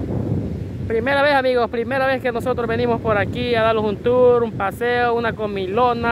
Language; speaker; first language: Spanish; native; Spanish